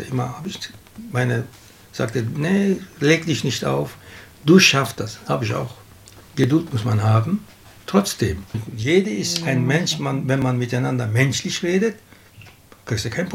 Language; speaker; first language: German; non-native, fluent; Turkish